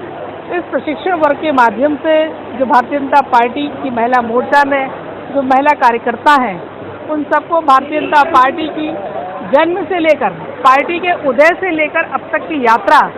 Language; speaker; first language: Hindi; native; Hindi